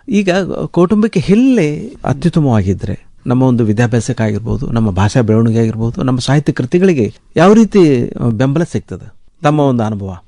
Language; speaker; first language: Kannada; native; Kannada